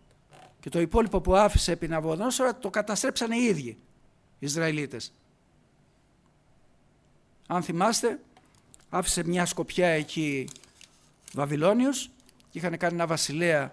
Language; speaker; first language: Greek; native; Greek